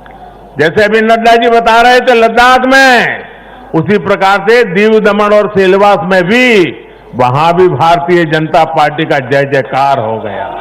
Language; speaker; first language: Hindi; non-native, local second language; Gujarati